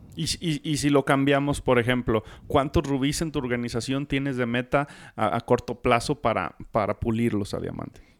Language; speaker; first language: Spanish; native; Spanish